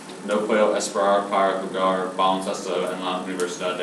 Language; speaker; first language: Spanish; non-native, learner; English